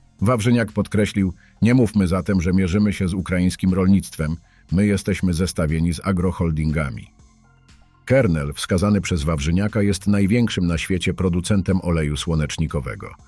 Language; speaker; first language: Polish; native; Polish